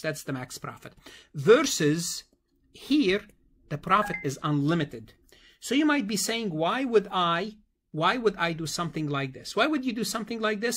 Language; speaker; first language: English; non-native, fluent; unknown